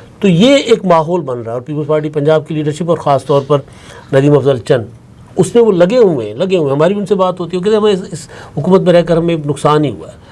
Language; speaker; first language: Urdu; non-native, local second language; Punjabi